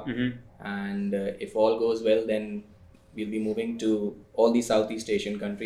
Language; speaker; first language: English; non-native, local second language; Hindi